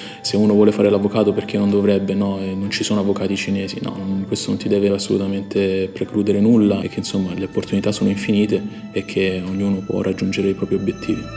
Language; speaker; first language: Italian; early bilingual, other home language; Chinese